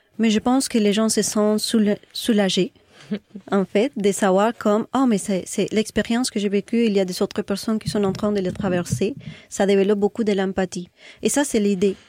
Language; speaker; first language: French; non-native, fluent; Spanish